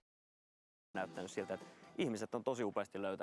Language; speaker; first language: Finnish; native; Finnish